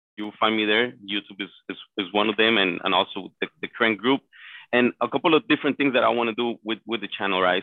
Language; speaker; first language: English; non-native, fluent; Spanish